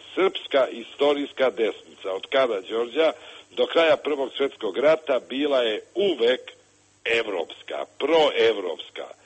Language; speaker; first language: Serbian; native; Serbian